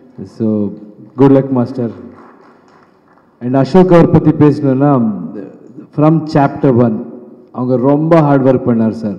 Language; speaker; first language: Tamil; non-native, learner; Kannada